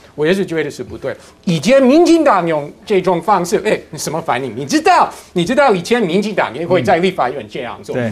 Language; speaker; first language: Chinese; non-native, fluent; English